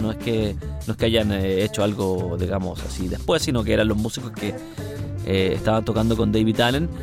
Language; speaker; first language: Spanish; native; Spanish